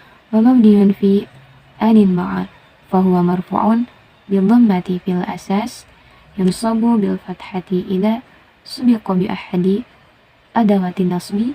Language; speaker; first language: Arabic; non-native, learner; Indonesian